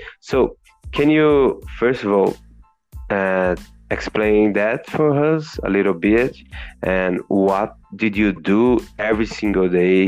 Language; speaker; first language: English; non-native, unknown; Portuguese